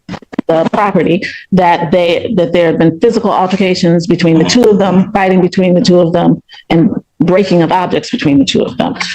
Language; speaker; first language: English; native; English